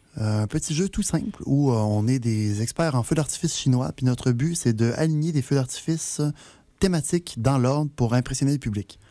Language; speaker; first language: French; native; French